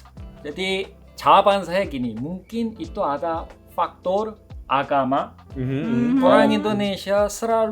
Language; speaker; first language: Indonesian; non-native, fluent; Korean